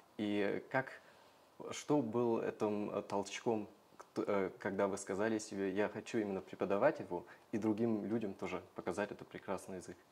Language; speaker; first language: Russian; non-native, fluent; German